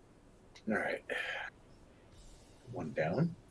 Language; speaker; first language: English; native; English